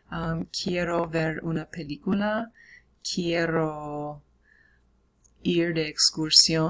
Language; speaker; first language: Spanish; non-native, fluent; English